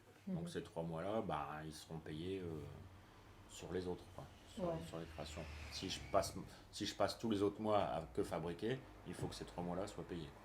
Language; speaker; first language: French; native; French